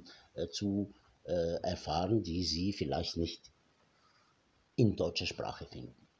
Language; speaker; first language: German; non-native, fluent; Arabic